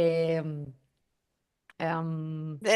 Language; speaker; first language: English; non-native, fluent; Spanish